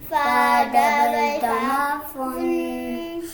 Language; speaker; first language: Arabic; non-native, learner; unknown